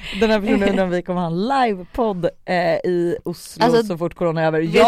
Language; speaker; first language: Swedish; native; Swedish